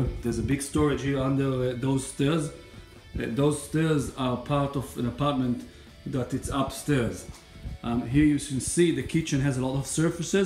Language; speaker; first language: English; non-native, fluent; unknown